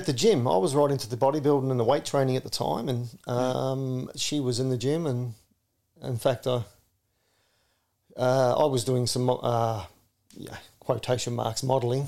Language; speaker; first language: English; native; English